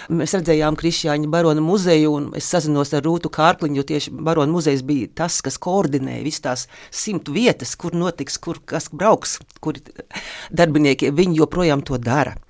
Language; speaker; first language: Latvian; native; Latvian